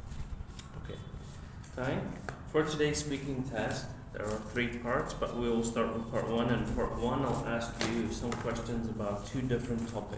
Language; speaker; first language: English; non-native, fluent; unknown